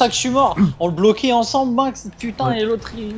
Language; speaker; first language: French; native; French